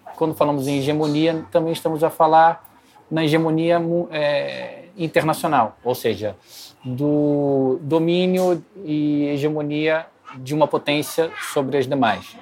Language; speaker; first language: Portuguese; native; Portuguese